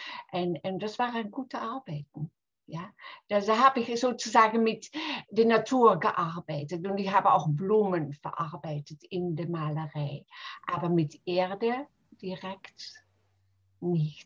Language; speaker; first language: German; non-native, fluent; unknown